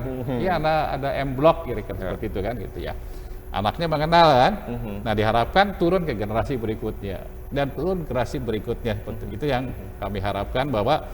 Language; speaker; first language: Indonesian; native; Indonesian